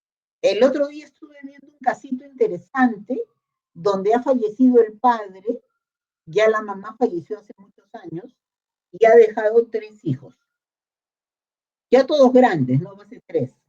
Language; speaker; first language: Spanish; native; Spanish